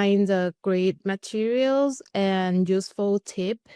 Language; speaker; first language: English; non-native, learner; Thai